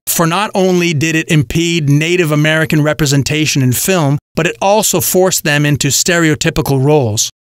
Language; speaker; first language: English; native; English